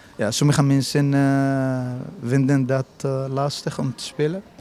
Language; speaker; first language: Dutch; non-native, learner; Arabic